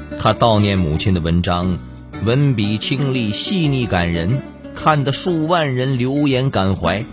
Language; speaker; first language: Chinese; native; Chinese